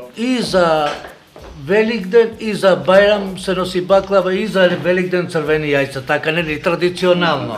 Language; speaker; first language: Macedonian; non-native, local second language; Albanian